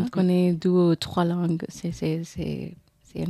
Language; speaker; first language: French; non-native, learner; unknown